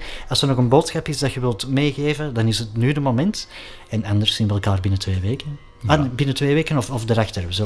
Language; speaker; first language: Dutch; native; Dutch